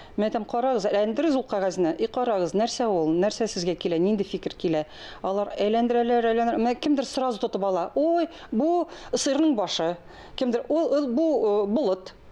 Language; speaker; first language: Tatar; non-native, local second language; Russian